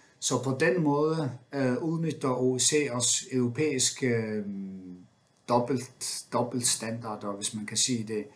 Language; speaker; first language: Danish; non-native, local second language; Faroese